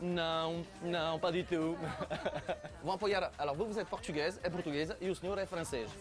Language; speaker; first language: Portuguese; early bilingual, heritage; French